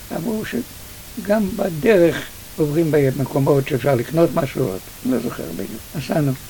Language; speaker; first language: Hebrew; early bilingual, other home language; Yiddish